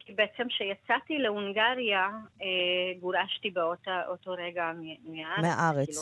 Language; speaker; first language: Hebrew; non-native, fluent; Hungarian